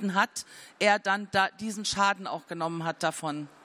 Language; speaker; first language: German; native; German